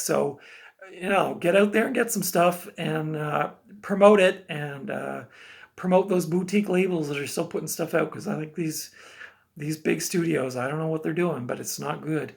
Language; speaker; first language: English; native; English